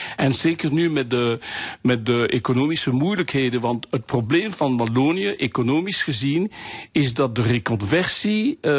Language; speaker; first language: Dutch; non-native, local second language; French